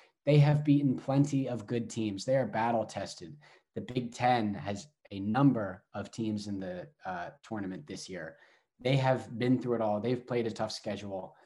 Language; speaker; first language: English; native; English